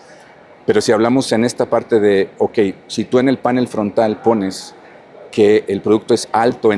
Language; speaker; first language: Spanish; native; Spanish